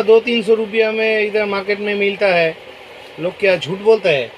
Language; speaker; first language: Hindi; non-native, local second language; Bangla